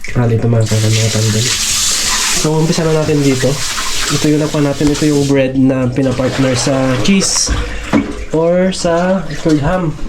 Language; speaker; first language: Filipino; non-native, local second language; Iloko